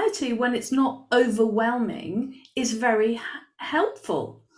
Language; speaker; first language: English; native; English